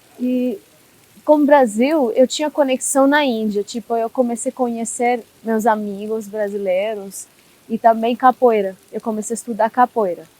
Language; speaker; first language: Portuguese; non-native, learner; Hindi